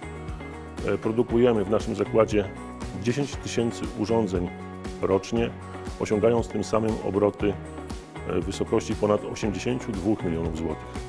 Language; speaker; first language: Polish; native; Polish